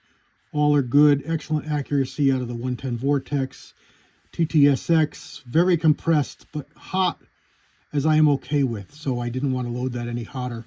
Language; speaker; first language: English; native; English